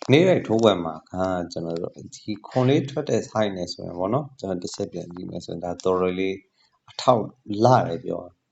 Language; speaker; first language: Burmese; native; Burmese